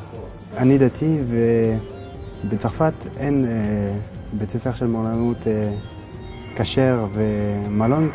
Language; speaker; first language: Hebrew; non-native, learner; French